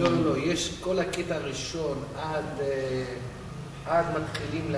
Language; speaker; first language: Hebrew; non-native, learner; English